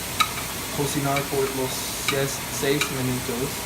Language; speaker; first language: Spanish; non-native, learner; English